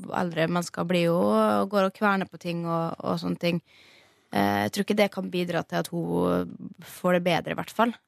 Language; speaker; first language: Norwegian; native; Norwegian